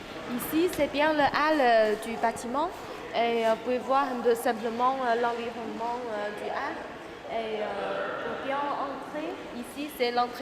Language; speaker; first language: French; non-native, fluent; Chinese